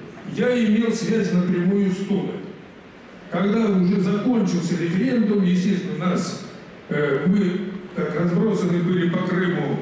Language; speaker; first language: Russian; native; Russian